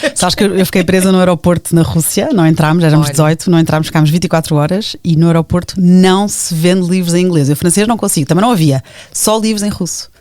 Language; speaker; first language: Portuguese; native; Portuguese